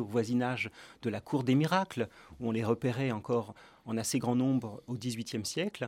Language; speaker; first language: French; native; French